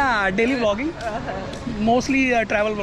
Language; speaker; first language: English; non-native, local second language; Hindi